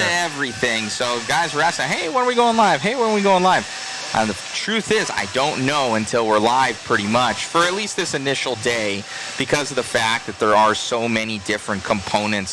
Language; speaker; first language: English; native; English